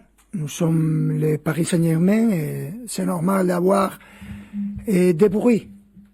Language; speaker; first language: French; non-native, fluent; Spanish